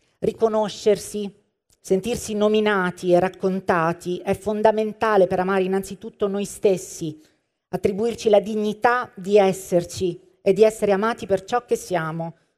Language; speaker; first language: Italian; native; Italian